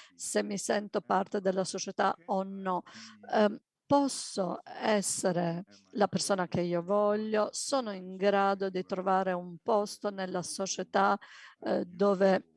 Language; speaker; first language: Italian; non-native, fluent; Dutch